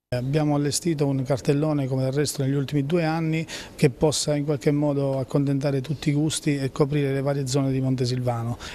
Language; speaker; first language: Italian; native; Italian